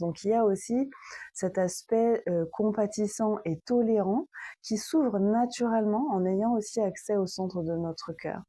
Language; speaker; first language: French; native; French